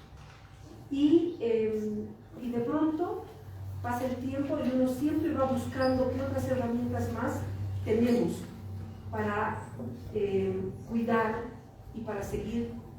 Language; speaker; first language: Spanish; native; Spanish